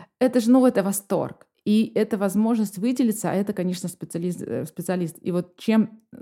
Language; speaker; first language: Russian; native; Russian